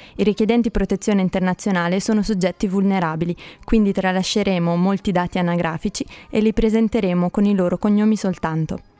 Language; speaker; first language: Italian; native; Italian